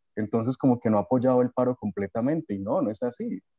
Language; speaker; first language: Spanish; native; Spanish